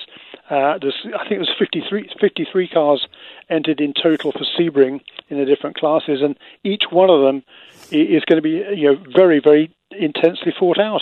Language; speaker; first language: English; native; English